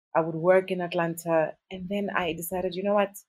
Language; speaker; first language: English; non-native, local second language; Northern Sotho